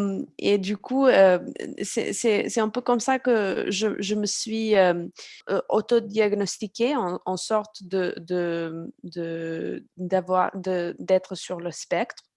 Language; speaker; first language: French; non-native, fluent; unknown